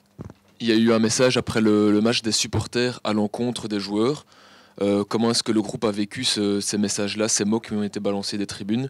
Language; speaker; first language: French; native; French